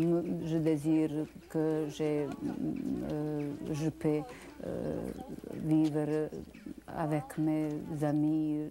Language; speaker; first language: French; non-native, learner; Bosnian